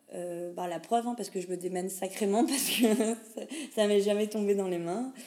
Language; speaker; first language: French; native; French